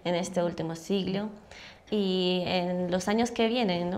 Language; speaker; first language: Spanish; native; Spanish